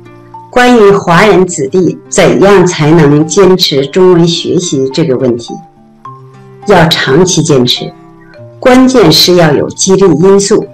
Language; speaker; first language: Chinese; native; Chinese